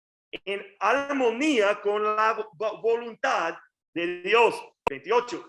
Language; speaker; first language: Spanish; non-native, learner; English